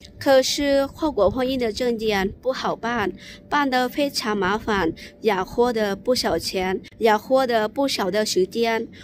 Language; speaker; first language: Chinese; non-native, fluent; Lao